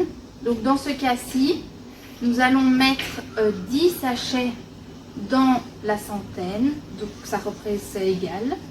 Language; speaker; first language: French; native; French